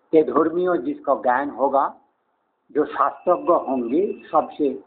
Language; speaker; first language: Hindi; native; Hindi